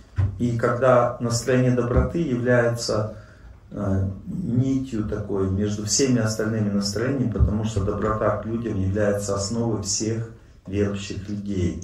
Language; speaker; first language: Russian; native; Russian